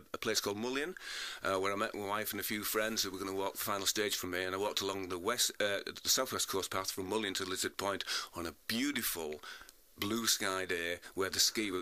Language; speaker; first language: English; native; English